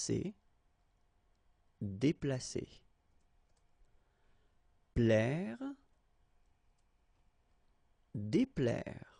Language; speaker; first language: French; native; French